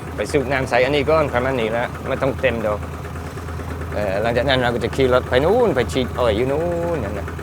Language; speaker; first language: Thai; non-native, fluent; English